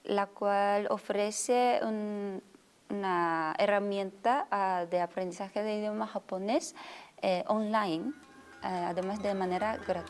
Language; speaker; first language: Spanish; non-native, fluent; Japanese